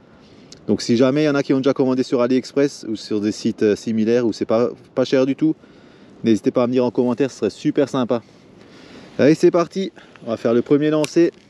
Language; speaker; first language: French; native; French